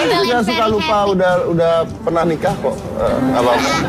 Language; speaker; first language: Indonesian; native; Indonesian